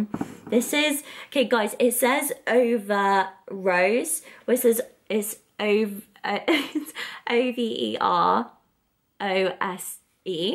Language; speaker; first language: English; native; English